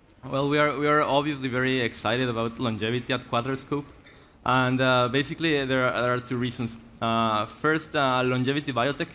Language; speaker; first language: English; non-native, fluent; Spanish